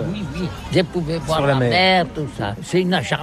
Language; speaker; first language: French; non-native, learner; Catalan